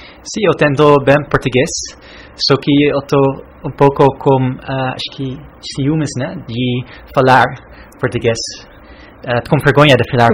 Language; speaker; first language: Portuguese; non-native, learner; Dutch